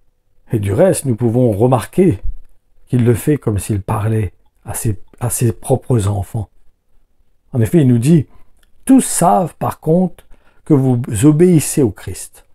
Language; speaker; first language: French; native; French